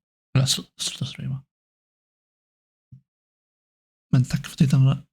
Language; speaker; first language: Swedish; non-native, learner; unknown